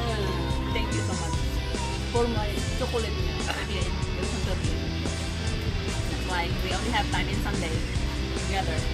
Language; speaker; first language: English; non-native, learner; Filipino